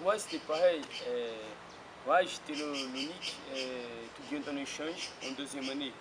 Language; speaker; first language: French; non-native, fluent; Portuguese